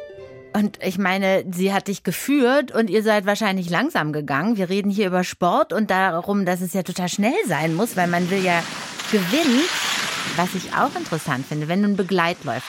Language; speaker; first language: German; native; German